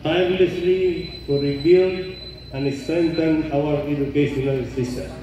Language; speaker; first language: English; non-native, local second language; Maguindanaon